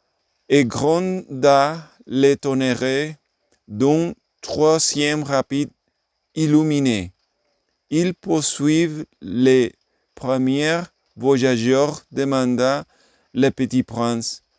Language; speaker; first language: French; non-native, learner; English